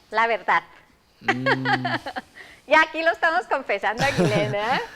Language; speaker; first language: Spanish; native; Spanish